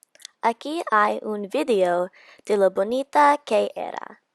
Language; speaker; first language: Spanish; non-native, learner; English